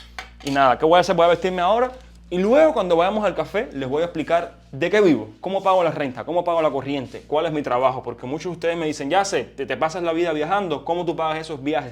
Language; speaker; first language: Spanish; native; Spanish